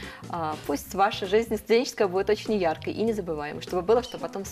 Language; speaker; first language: Russian; native; Russian